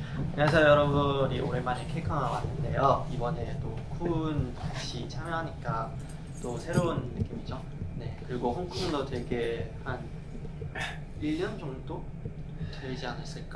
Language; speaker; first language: Korean; non-native, fluent; Chinese